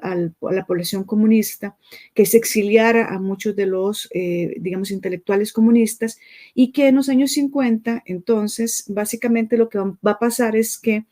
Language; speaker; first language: Spanish; native; Spanish